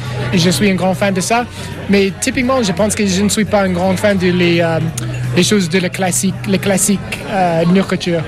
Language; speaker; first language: French; non-native, learner; English